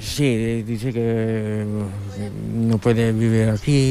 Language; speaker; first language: Spanish; non-native, learner; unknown